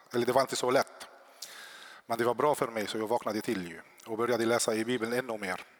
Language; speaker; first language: Swedish; non-native, fluent; Arabic